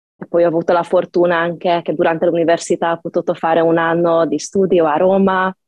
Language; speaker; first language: Italian; non-native, fluent; Hungarian